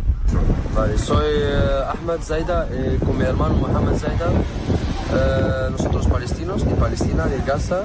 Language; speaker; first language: Spanish; non-native, learner; Arabic